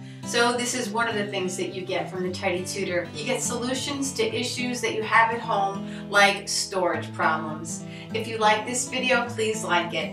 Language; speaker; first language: English; native; English